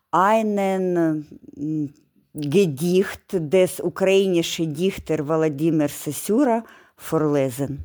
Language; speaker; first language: German; non-native, learner; Ukrainian